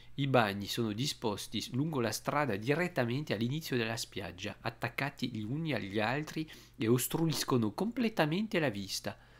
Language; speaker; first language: Italian; non-native, fluent; French